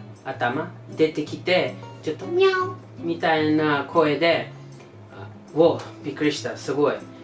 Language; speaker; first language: Japanese; non-native, learner; English